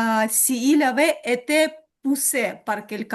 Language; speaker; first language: French; non-native, learner; Ukrainian